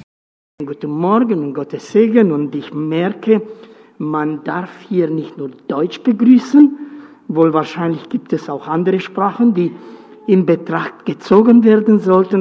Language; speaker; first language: German; non-native, fluent; Romanian